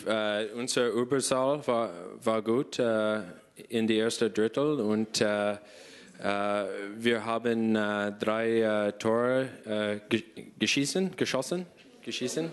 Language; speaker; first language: German; non-native, learner; English